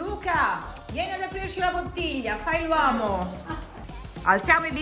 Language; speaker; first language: Italian; native; Italian